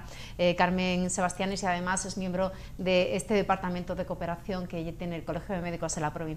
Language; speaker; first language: Spanish; native; Spanish